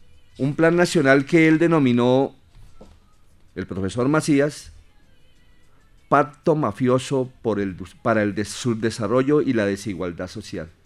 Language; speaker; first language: Spanish; native; Spanish